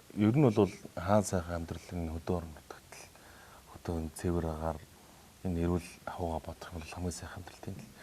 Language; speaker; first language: Mongolian; native; Mongolian